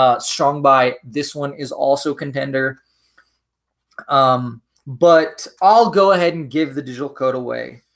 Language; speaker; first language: English; native; English